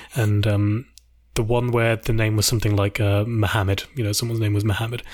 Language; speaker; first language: English; native; English